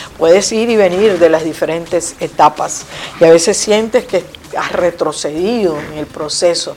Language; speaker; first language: Spanish; native; Spanish